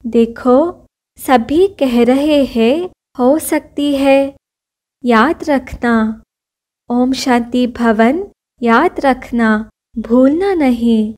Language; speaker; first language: Hindi; non-native, local second language; Kannada